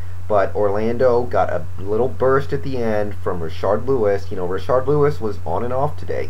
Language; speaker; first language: English; native; English